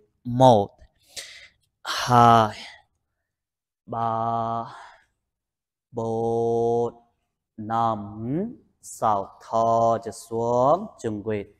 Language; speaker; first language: Vietnamese; non-native, learner; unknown